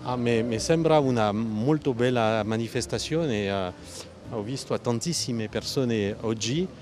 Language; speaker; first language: Italian; non-native, fluent; French